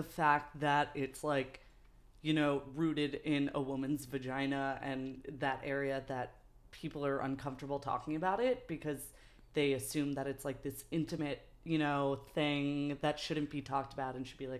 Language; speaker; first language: English; native; English